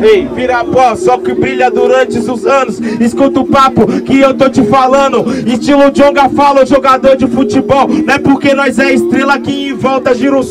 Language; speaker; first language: Portuguese; native; Portuguese